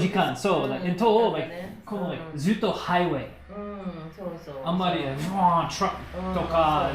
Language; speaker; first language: Japanese; non-native, learner; English